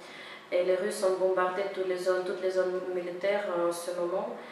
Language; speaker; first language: French; non-native, fluent; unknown